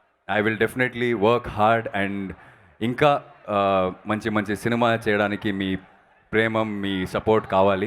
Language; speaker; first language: Telugu; non-native, fluent; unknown